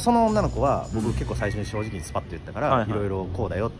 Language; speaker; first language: Japanese; native; Japanese